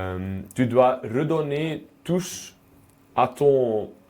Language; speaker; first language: French; non-native, local second language; Dutch